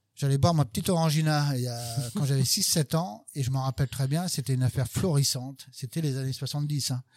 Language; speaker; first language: French; native; French